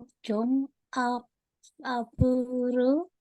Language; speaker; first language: Korean; non-native, learner; Indonesian